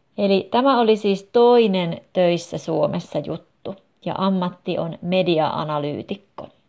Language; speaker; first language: Finnish; native; Finnish